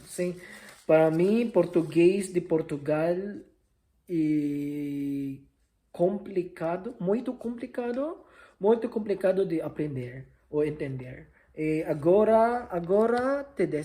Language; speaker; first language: Portuguese; non-native, learner; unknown